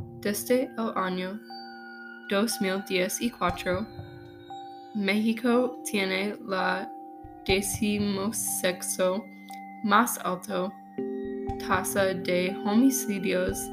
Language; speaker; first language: Spanish; non-native, learner; English